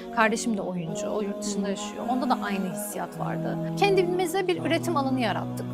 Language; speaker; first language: Turkish; native; Turkish